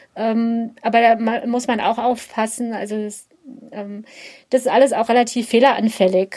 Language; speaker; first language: German; native; German